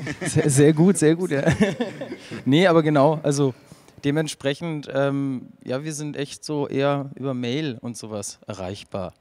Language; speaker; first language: German; native; German